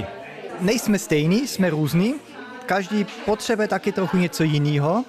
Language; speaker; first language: Czech; early bilingual, heritage; Czech